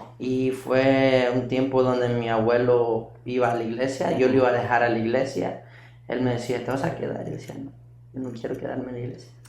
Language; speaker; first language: Spanish; early bilingual, heritage; Spanish